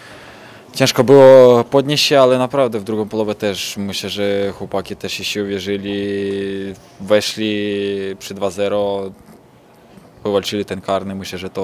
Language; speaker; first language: Polish; non-native, fluent; Ukrainian